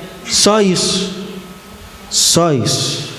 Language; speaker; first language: Portuguese; native; Portuguese